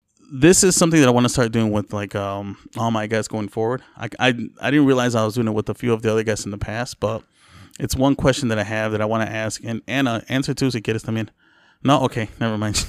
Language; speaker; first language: English; early bilingual, other home language; Spanish